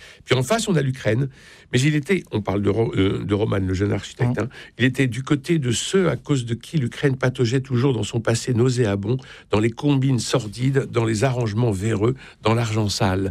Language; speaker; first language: French; native; French